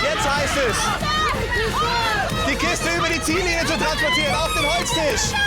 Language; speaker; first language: German; native; German